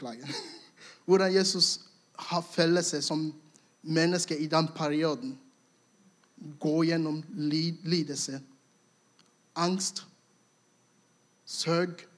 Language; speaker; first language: Norwegian; non-native, fluent; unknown